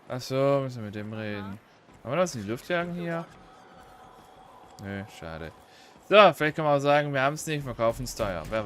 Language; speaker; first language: German; native; German